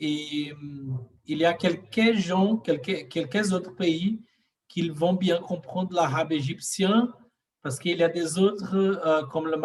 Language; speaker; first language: French; non-native, learner; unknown